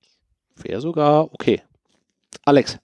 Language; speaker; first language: German; native; German